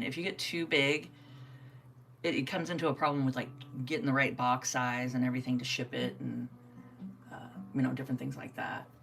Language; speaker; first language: English; native; English